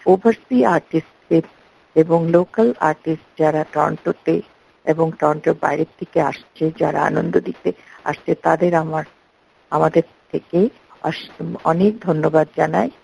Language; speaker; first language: Bangla; early bilingual, heritage; Bangla